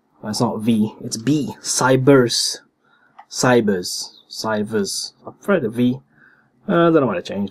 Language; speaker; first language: English; native; English